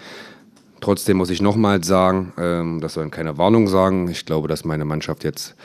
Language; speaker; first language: German; native; German